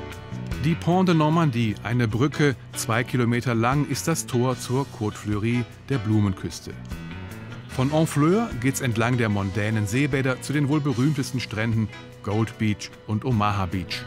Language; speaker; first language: German; native; German